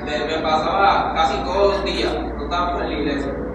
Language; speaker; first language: Spanish; native; Spanish